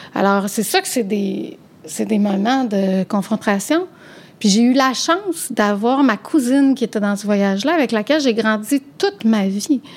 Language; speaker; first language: French; native; French